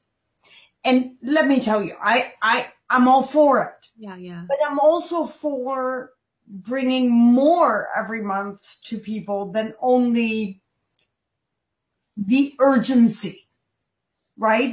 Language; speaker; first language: English; non-native, local second language; Dutch